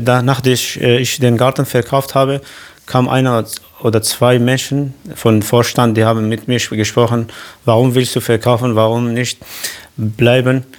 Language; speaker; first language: German; non-native, local second language; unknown